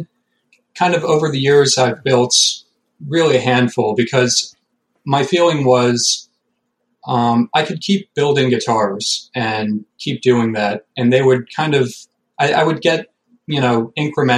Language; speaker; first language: English; native; English